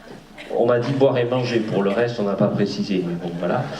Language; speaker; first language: French; native; French